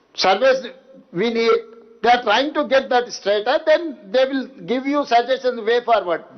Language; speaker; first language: English; non-native, local second language; Telugu